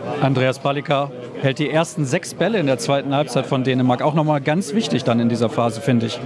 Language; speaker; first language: German; native; German